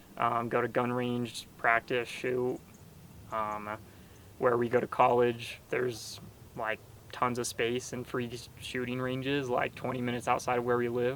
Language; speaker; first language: English; native; English